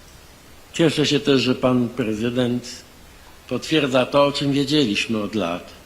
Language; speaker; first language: Polish; native; Polish